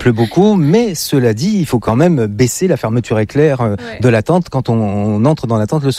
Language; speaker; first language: French; native; French